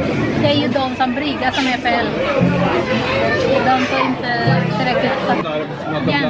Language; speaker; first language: Swedish; native; Swedish